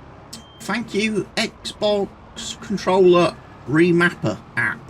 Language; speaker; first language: English; native; English